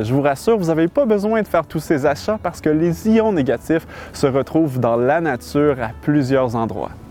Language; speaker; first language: French; native; French